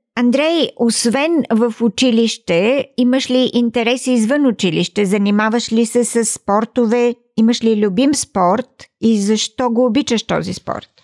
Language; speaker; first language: Bulgarian; native; Bulgarian